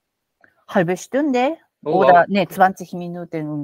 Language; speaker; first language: German; non-native, fluent; Japanese